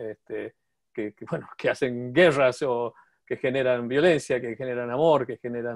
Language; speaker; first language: Spanish; native; Spanish